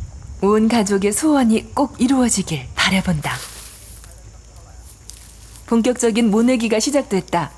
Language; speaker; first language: Korean; native; Korean